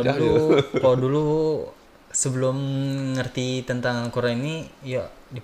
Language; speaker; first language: Indonesian; native; Indonesian